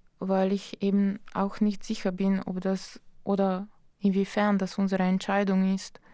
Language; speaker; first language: German; non-native, fluent; Slovenian